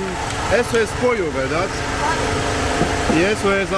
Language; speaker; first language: Spanish; non-native, learner; English